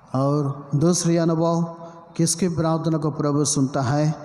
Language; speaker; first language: Hindi; non-native, local second language; Telugu